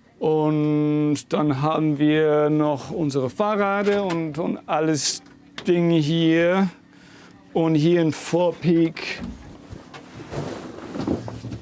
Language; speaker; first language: German; non-native, fluent; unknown